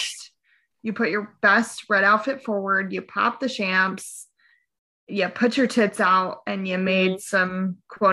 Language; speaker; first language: English; native; English